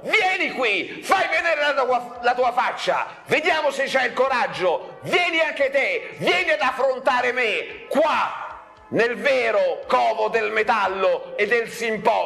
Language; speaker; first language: Italian; native; Italian